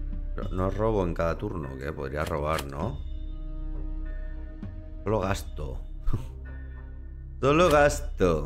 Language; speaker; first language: Spanish; native; Spanish